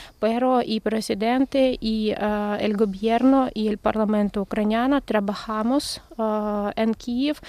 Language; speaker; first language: Spanish; non-native, learner; Ukrainian